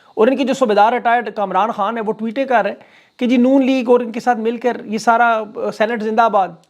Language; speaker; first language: Urdu; native; Urdu